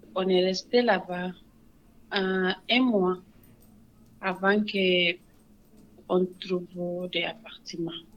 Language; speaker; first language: French; non-native, local second language; Wolof